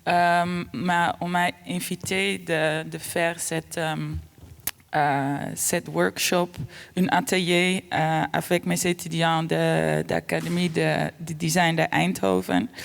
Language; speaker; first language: French; non-native, fluent; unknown